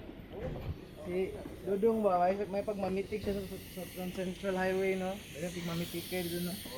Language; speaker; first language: Filipino; non-native, local second language; Cebuano